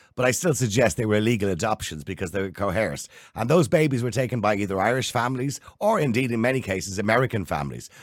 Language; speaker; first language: English; native; English